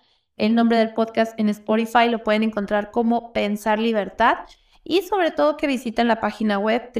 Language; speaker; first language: Spanish; native; Spanish